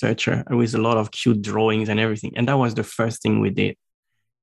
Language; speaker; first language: English; non-native, fluent; French